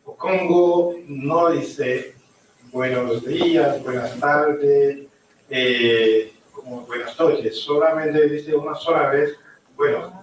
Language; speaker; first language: Spanish; non-native, learner; Haitian Creole